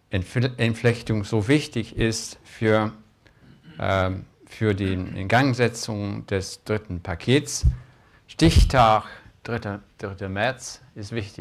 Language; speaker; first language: German; non-native, fluent; English